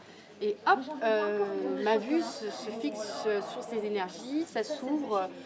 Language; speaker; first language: French; native; French